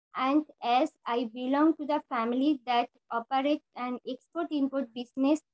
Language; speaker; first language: English; non-native, local second language; Bangla